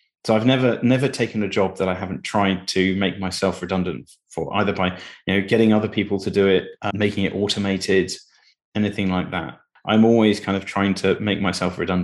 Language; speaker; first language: English; native; English